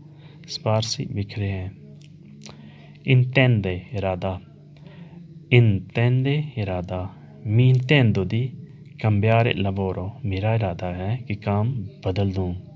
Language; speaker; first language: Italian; non-native, learner; Urdu